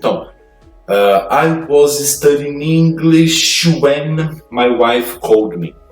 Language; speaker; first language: English; non-native, fluent; Portuguese